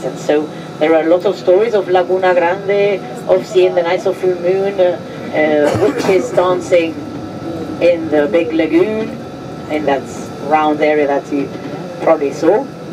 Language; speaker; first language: English; non-native, fluent; Spanish